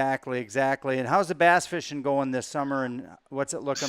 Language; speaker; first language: English; native; English